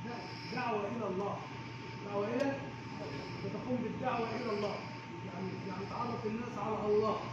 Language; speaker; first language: Arabic; non-native, learner; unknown